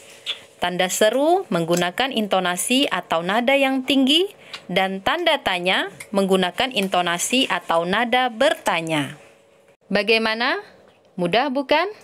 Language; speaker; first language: Indonesian; native; Indonesian